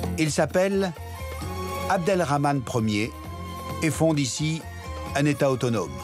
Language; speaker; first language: French; native; French